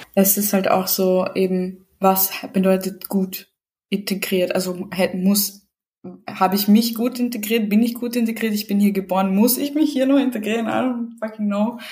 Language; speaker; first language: German; early bilingual, other home language; Serbian